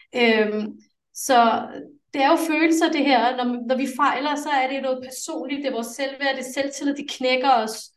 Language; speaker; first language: Danish; early bilingual, other home language; English